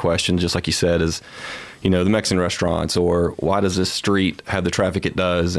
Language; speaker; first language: English; native; English